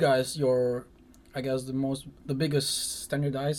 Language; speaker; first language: English; non-native, local second language; Malay